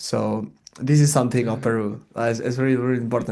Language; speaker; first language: English; non-native, learner; Spanish